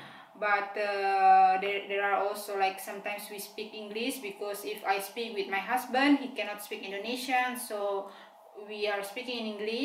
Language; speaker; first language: English; non-native, fluent; Indonesian